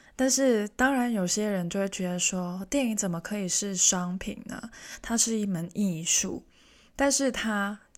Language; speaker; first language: Chinese; non-native, local second language; Cantonese